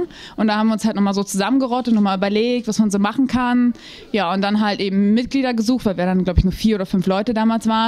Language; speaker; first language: German; native; German